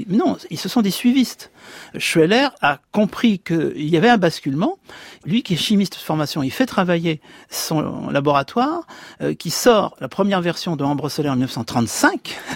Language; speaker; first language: French; native; French